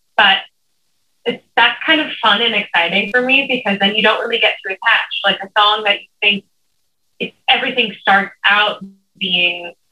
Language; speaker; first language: English; native; English